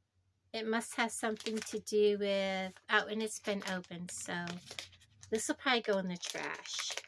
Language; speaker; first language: English; native; English